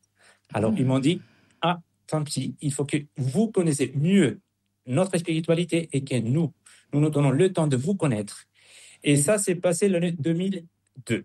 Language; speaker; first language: French; non-native, fluent; Spanish